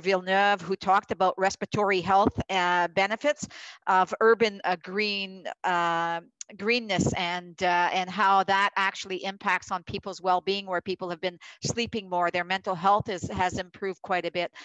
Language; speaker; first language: English; native; English